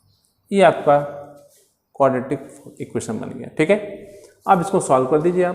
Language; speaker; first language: Hindi; native; Hindi